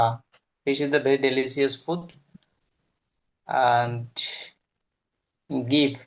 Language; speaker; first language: English; non-native, learner; Bangla